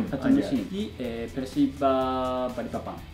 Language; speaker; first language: Indonesian; non-native, learner; Japanese